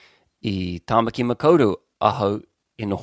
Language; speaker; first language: Māori; non-native, local second language; English